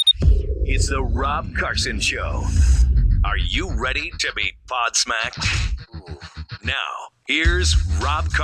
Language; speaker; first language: English; native; English